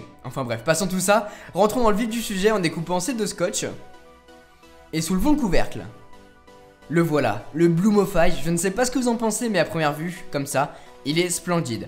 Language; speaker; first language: French; native; French